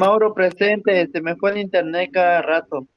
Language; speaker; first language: Spanish; native; Spanish